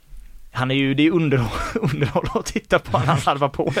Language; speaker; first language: Swedish; native; Swedish